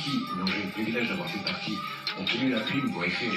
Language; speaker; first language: French; native; French